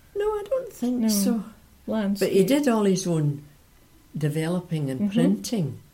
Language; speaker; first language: English; native; English